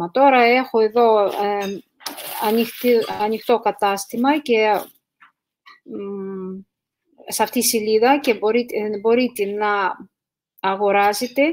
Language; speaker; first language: Greek; non-native, fluent; Russian